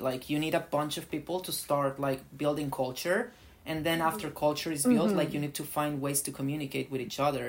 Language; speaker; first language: English; non-native, fluent; Spanish